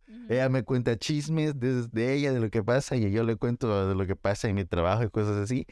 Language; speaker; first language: Spanish; early bilingual, heritage; Spanish